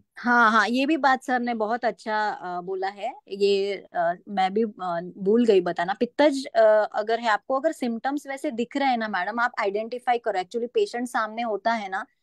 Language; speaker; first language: Hindi; non-native, local second language; Marathi